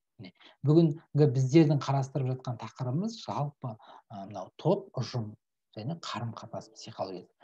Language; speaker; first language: Kazakh; native; Kazakh